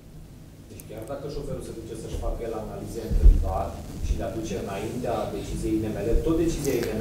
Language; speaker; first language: Romanian; native; Romanian